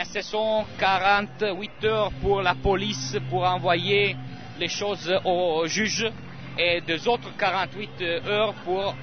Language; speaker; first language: French; non-native, learner; Italian